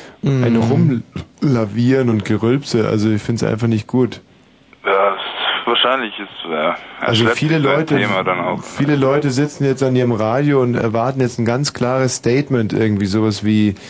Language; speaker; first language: German; native; German